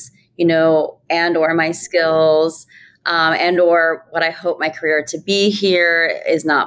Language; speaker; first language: English; native; English